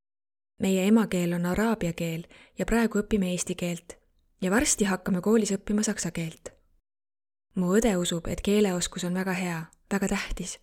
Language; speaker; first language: Estonian; non-native, learner; Arabic